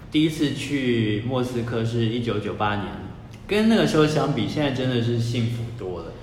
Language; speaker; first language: Chinese; native; Chinese